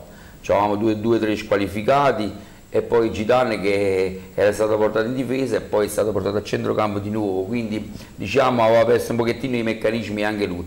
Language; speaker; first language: Italian; native; Italian